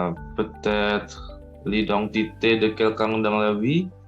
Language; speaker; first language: French; non-native, learner; Indonesian